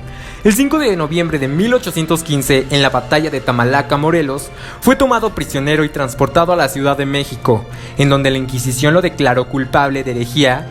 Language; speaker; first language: Spanish; native; Spanish